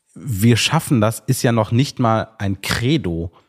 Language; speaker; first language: German; early bilingual, other home language; Sinhala